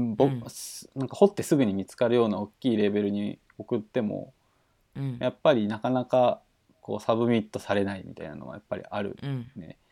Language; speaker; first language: Japanese; native; Japanese